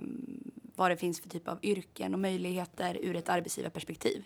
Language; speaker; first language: Swedish; native; Swedish